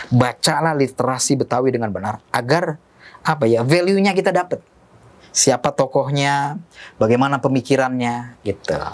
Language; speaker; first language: Indonesian; native; Indonesian